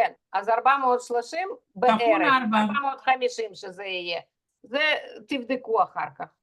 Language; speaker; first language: Hebrew; non-native, fluent; Russian